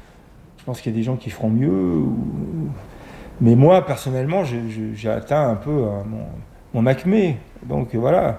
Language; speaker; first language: French; native; French